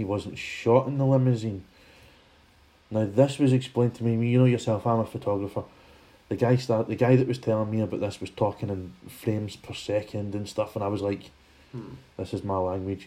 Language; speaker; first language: English; native; English